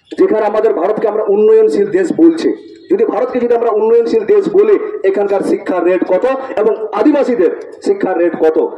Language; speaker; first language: Bangla; non-native, local second language; Santali